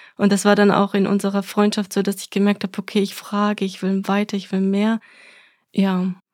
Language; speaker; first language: German; early bilingual, other home language; Russian